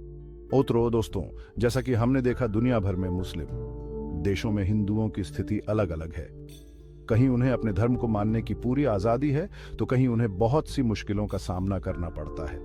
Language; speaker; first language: Hindi; native; Hindi